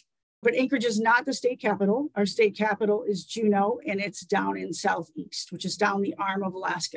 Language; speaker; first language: English; native; English